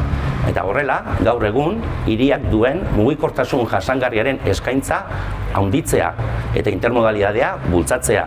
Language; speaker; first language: Basque; native; Basque